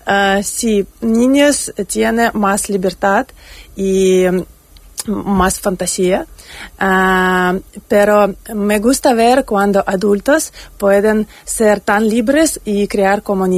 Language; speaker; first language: Spanish; non-native, learner; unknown